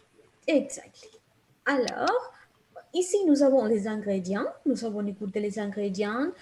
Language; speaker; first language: French; non-native, fluent; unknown